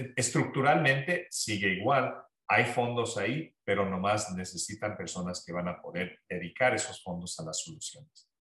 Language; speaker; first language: Spanish; early bilingual, heritage; Spanish